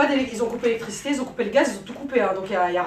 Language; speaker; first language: French; native; French